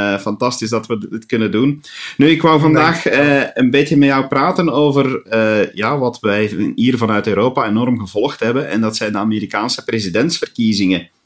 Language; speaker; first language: Dutch; native; Dutch